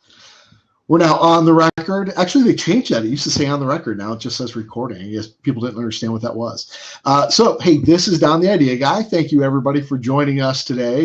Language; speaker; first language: English; native; English